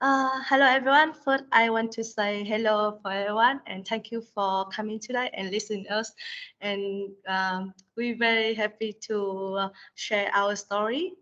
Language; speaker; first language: English; non-native, learner; Vietnamese